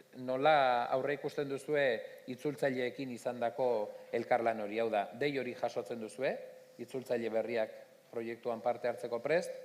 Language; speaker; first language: Basque; native; Basque